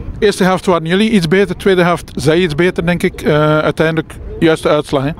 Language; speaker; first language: Dutch; native; Dutch